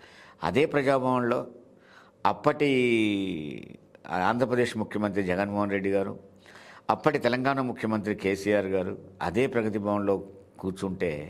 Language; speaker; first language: Telugu; native; Telugu